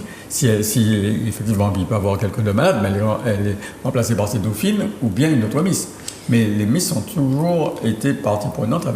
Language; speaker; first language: French; native; French